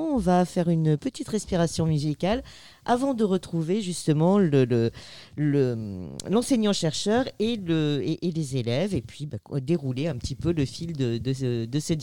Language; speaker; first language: French; native; French